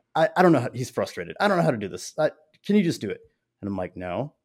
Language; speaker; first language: English; native; English